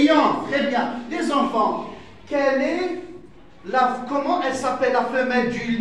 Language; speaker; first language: French; non-native, fluent; Arabic